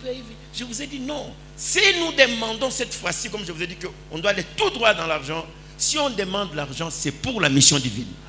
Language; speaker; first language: French; non-native, local second language; Lingala